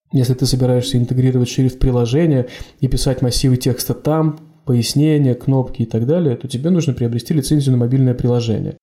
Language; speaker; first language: Russian; native; Russian